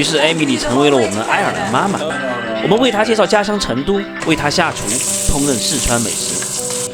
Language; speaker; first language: Chinese; native; Chinese